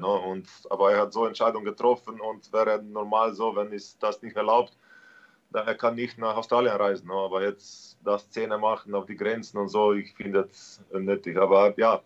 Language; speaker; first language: German; non-native, learner; Slovenian